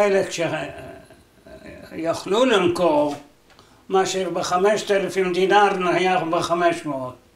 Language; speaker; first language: Hebrew; non-native, fluent; Arabic